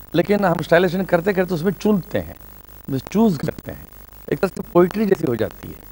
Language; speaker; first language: Hindi; non-native, local second language; Kannada